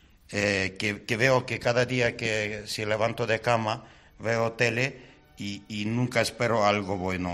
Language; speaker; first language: Spanish; non-native, learner; Ukrainian